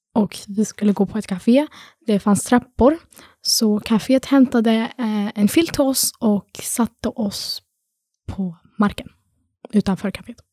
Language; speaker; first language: Swedish; early bilingual, other home language; Arabic